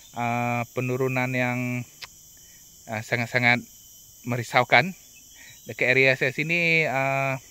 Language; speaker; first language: Malay; non-native, local second language; Iban